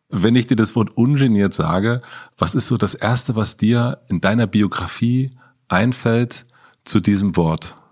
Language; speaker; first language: German; native; German